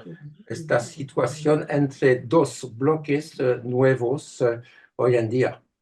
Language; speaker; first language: Spanish; non-native, fluent; French